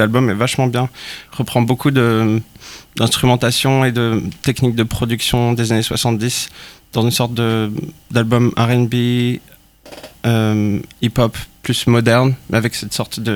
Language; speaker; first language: French; native; French